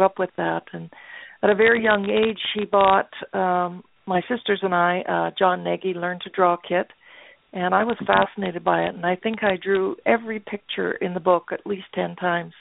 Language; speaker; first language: English; native; English